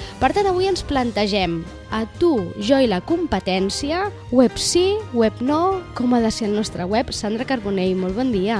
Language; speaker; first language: Catalan; native; Catalan